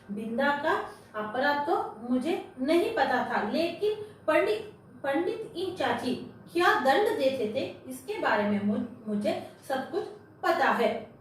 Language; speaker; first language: Hindi; non-native, local second language; Kannada